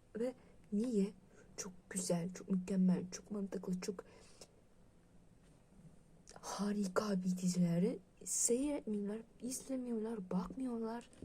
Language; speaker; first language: Turkish; non-native, learner; Russian